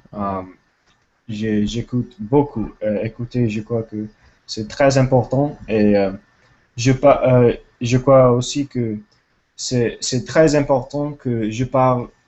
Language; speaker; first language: French; non-native, learner; English